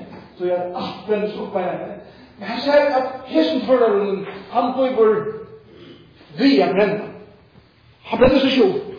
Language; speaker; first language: Swedish; non-native, learner; Faroese